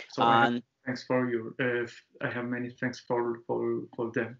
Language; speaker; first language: English; non-native, learner; Japanese